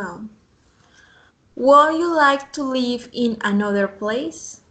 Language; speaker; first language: English; non-native, fluent; Spanish